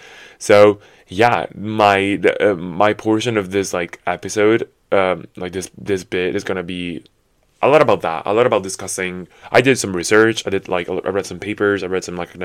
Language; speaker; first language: English; non-native, fluent; Italian